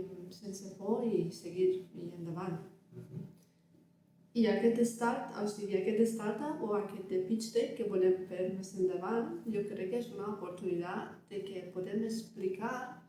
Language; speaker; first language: Catalan; non-native, learner; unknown